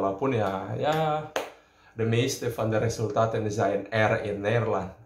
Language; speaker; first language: Dutch; non-native, learner; Indonesian